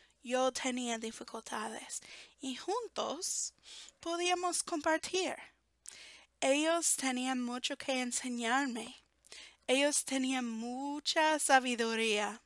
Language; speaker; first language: Spanish; non-native, fluent; English